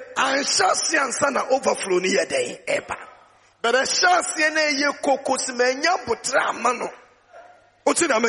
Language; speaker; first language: English; non-native, local second language; Akan